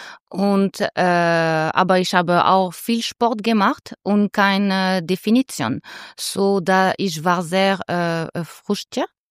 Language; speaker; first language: German; non-native, learner; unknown